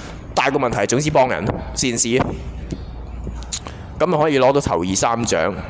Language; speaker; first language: Cantonese; native; Cantonese